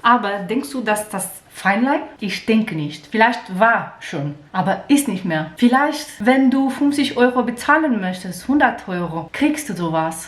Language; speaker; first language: German; non-native, learner; Portuguese